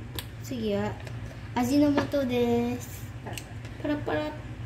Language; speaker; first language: Japanese; non-native, fluent; Cebuano